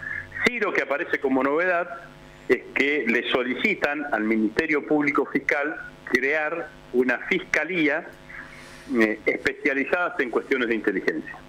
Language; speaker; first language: Spanish; native; Spanish